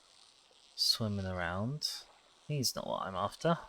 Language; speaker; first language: English; native; English